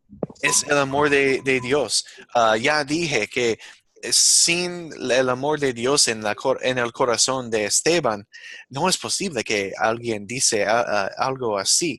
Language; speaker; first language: Spanish; non-native, fluent; English